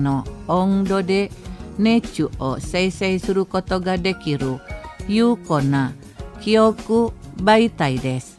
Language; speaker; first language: Japanese; non-native, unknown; Indonesian